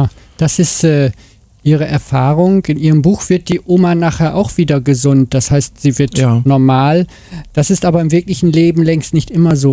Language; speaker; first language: German; native; German